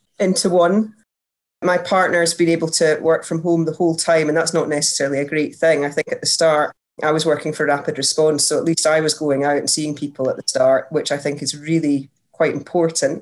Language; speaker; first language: English; native; English